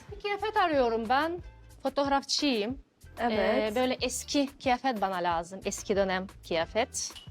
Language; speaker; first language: Turkish; non-native, learner; Ukrainian